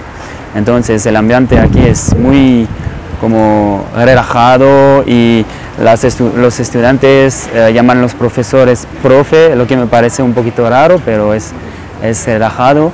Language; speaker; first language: Spanish; non-native, fluent; French